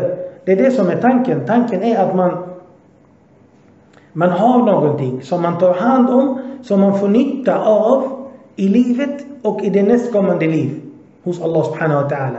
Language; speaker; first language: Swedish; early bilingual, other home language; Arabic